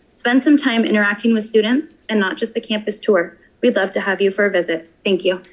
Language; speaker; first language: English; native; English